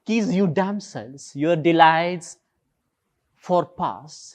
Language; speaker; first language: English; non-native, local second language; Malayalam